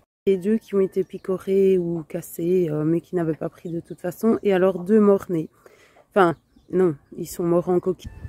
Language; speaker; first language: French; native; French